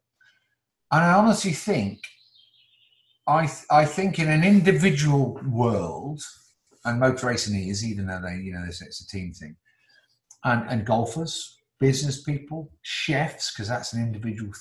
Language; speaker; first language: English; native; English